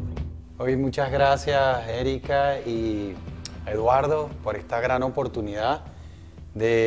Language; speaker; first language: Spanish; native; Spanish